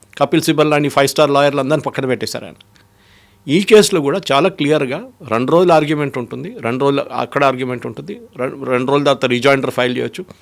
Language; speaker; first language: Telugu; non-native, fluent; Malayalam